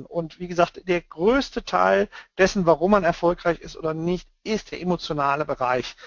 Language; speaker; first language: German; native; German